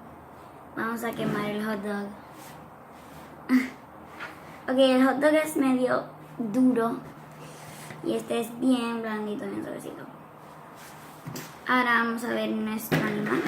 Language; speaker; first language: Spanish; early bilingual, heritage; Spanish